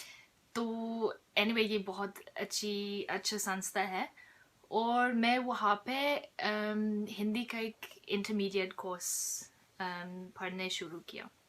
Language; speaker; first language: Hindi; non-native, fluent; English